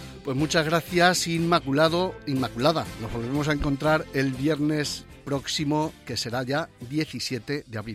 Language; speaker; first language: Spanish; native; Spanish